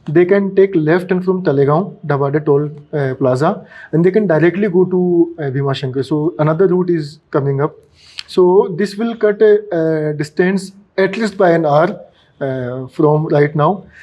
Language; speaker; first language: English; non-native, local second language; Marathi